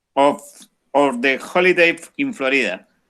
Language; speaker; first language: English; non-native, learner; Spanish